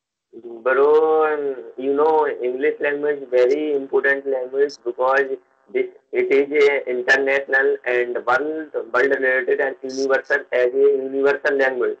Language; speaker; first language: English; non-native, learner; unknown